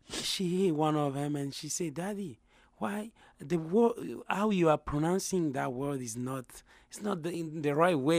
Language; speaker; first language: English; non-native, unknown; Lingala